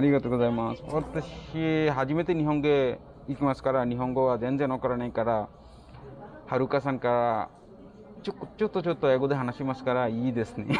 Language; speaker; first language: Japanese; non-native, learner; Bangla